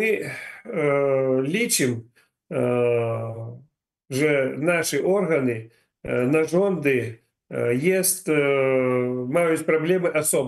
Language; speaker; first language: Polish; non-native, learner; Ukrainian